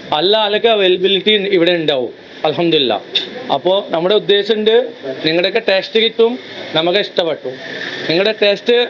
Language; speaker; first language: Malayalam; non-native, local second language; Hindi